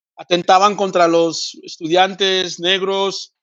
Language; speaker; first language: Spanish; early bilingual, other home language; Fang